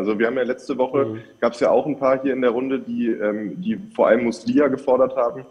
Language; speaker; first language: German; native; German